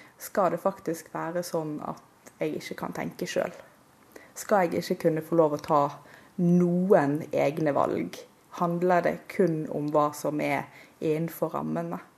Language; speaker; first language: Norwegian; native; Norwegian